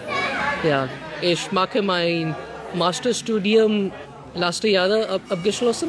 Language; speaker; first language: German; non-native, learner; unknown